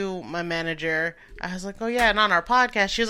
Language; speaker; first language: English; native; English